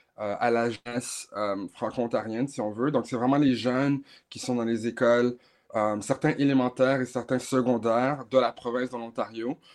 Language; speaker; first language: French; native; French